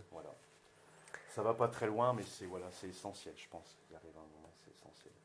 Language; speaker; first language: French; native; French